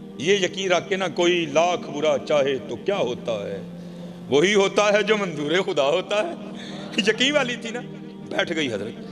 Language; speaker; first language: Urdu; non-native, local second language; Punjabi